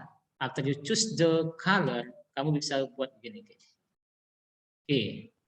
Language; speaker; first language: English; non-native, learner; Indonesian